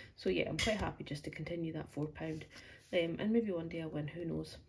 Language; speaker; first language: English; native; English